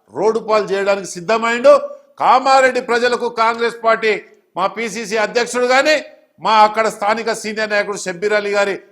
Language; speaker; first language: Telugu; native; Telugu